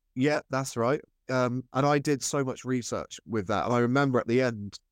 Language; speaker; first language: English; native; English